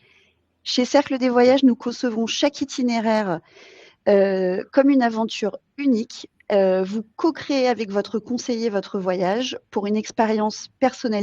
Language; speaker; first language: French; native; French